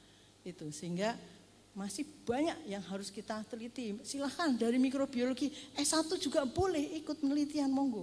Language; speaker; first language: Indonesian; native; Indonesian